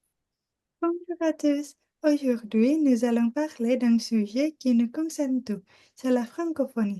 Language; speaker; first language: French; non-native, learner; Indonesian